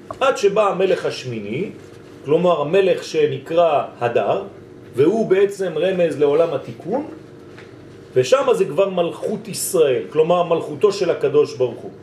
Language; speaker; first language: Hebrew; non-native, fluent; French